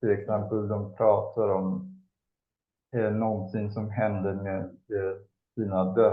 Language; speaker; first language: Swedish; non-native, fluent; Spanish